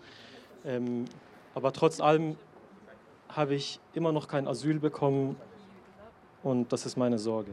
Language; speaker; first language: German; non-native, learner; Persian